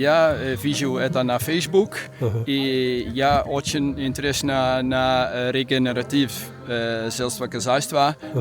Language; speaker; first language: Russian; non-native, learner; Dutch